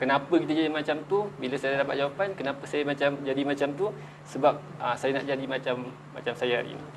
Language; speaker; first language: Malay; native; Malay